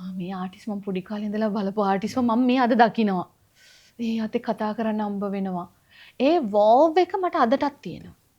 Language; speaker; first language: Sinhala; non-native, local second language; Tamil